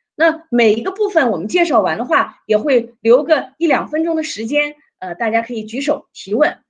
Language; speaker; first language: Chinese; native; Chinese